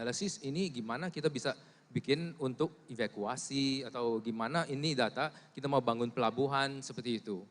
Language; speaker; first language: Indonesian; non-native, fluent; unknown